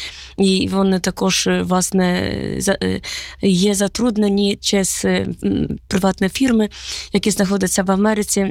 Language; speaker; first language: Polish; non-native, learner; Ukrainian